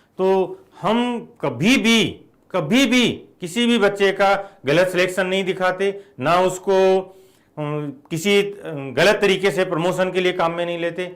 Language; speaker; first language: Hindi; native; Hindi